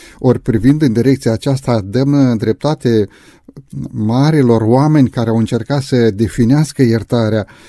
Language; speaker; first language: Romanian; native; Romanian